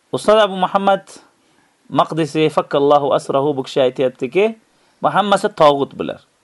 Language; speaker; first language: Uzbek; native; Uzbek